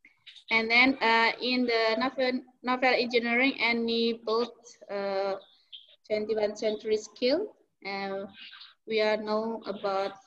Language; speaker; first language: English; non-native, learner; Indonesian